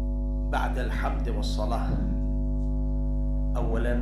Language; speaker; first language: Arabic; non-native, fluent; Urdu